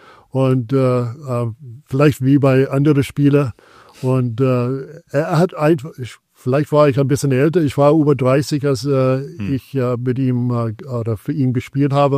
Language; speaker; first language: German; non-native, fluent; English